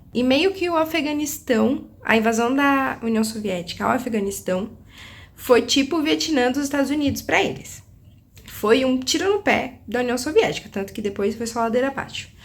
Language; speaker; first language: Portuguese; native; Portuguese